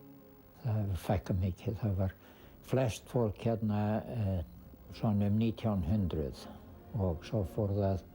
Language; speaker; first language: Icelandic; early bilingual, heritage; Icelandic